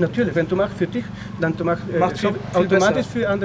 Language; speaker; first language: German; non-native, learner; Spanish